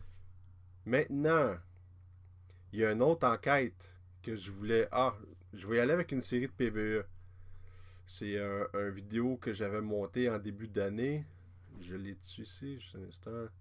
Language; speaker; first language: French; native; French